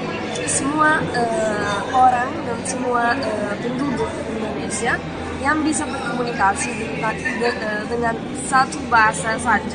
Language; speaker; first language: Indonesian; non-native, fluent; Italian